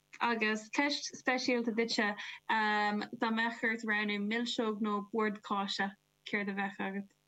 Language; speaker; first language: Irish; non-native, local second language; English